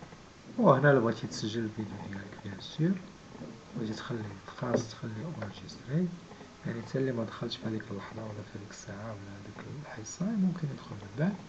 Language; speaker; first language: Arabic; native; Arabic